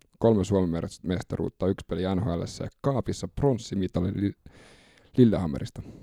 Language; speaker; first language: Finnish; native; Finnish